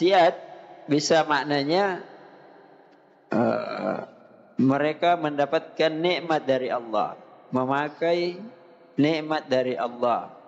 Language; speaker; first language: Indonesian; native; Indonesian